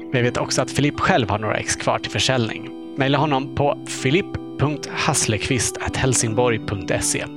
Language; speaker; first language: Swedish; native; Swedish